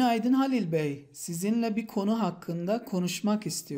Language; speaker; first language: Turkish; non-native, fluent; Persian